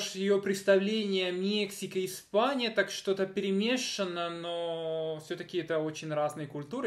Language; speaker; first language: Russian; non-native, fluent; Spanish